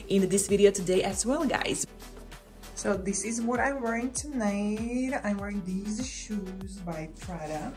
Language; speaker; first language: English; non-native, fluent; Hebrew